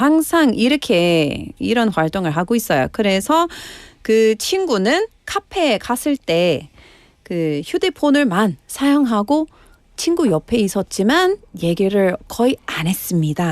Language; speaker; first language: Korean; non-native, learner; English